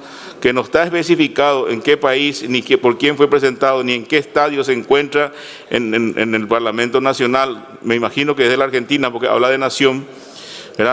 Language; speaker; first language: Spanish; native; Spanish